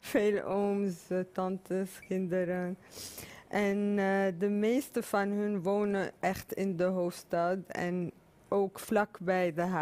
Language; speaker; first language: Dutch; non-native, fluent; Arabic